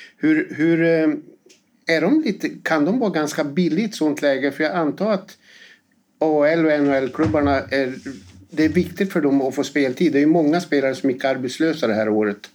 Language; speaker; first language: Swedish; native; Swedish